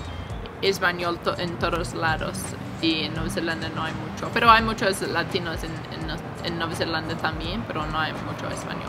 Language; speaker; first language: Spanish; non-native, learner; English